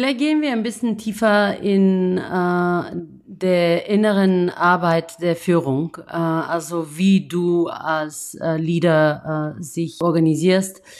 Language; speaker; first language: German; non-native, fluent; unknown